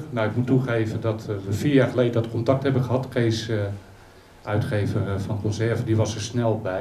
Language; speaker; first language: Dutch; native; Dutch